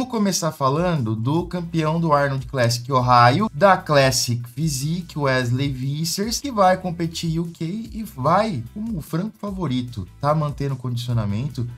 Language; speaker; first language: Portuguese; native; Portuguese